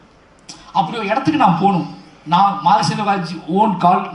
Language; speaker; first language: Tamil; native; Tamil